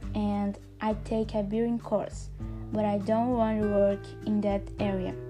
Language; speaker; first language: English; non-native, learner; Portuguese